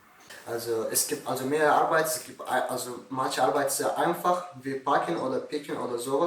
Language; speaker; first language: German; non-native, learner; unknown